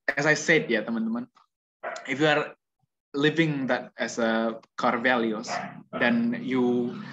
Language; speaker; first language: English; non-native, fluent; Indonesian